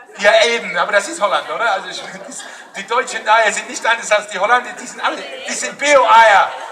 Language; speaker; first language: German; non-native, fluent; English